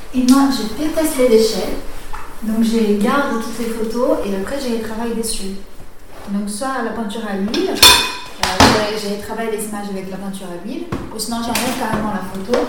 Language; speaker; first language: French; non-native, fluent; Portuguese